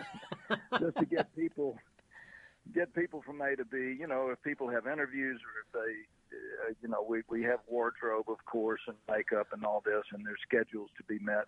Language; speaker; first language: English; native; English